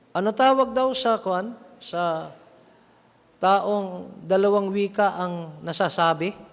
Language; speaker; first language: Filipino; non-native, local second language; Cebuano